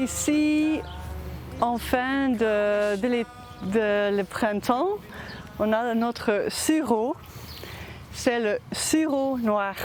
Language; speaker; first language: French; non-native, fluent; Dutch